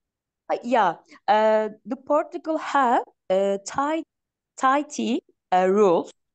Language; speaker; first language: English; non-native, learner; Turkish